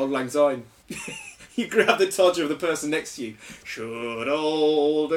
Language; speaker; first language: English; native; English